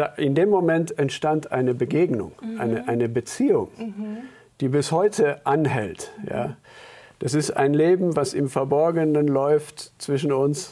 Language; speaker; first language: German; early bilingual, heritage; German